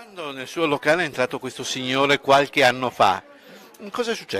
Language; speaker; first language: Italian; native; Italian